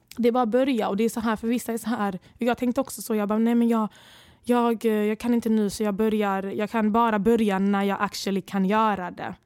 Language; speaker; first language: Swedish; early bilingual, other home language; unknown